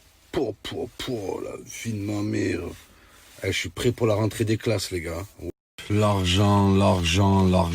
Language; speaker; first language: French; native; French